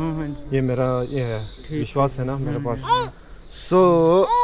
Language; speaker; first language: Hindi; non-native, local second language; Tibetan